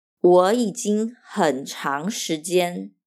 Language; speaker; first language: Chinese; non-native, fluent; Portuguese